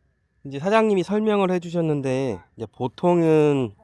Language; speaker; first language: Korean; native; Korean